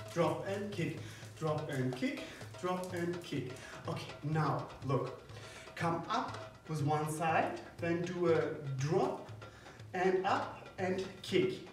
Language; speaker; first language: English; non-native, fluent; German